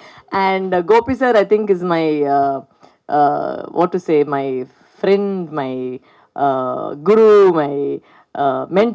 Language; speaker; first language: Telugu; non-native, local second language; Tamil